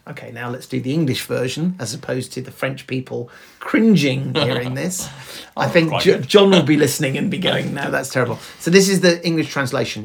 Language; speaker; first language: English; native; English